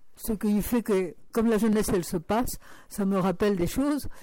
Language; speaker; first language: French; non-native, fluent; Spanish